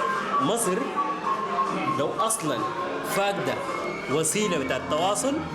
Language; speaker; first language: Arabic; native; Arabic